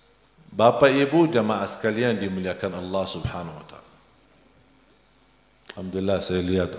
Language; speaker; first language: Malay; non-native, fluent; Arabic